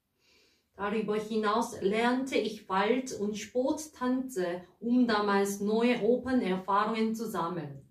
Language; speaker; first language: German; non-native, learner; Korean